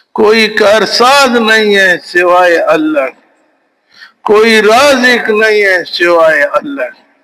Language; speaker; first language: Urdu; non-native, local second language; Pashto